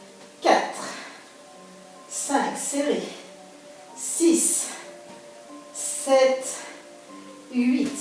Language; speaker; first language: French; native; French